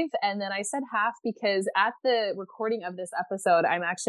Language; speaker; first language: English; native; English